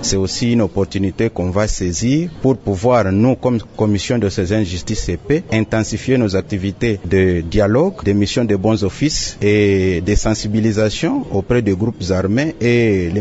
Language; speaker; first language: French; non-native, local second language; Swahili